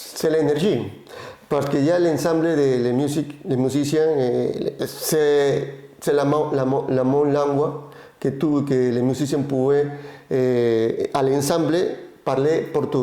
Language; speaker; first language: French; non-native, learner; Spanish